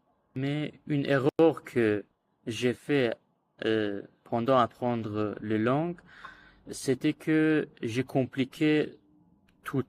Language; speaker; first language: French; non-native, learner; Azerbaijani